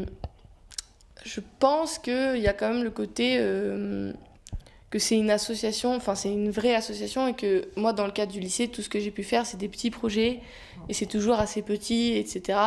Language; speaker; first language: French; native; French